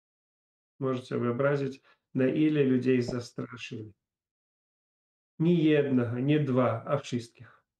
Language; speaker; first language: Polish; non-native, fluent; Russian